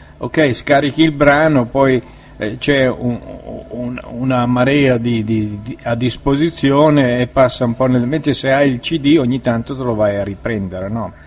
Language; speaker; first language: Italian; native; Italian